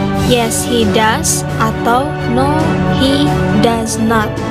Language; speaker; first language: English; non-native, learner; Indonesian